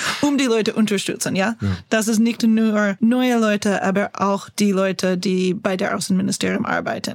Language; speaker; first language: German; non-native, learner; English